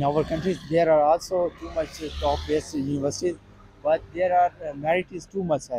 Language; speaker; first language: English; non-native, learner; Urdu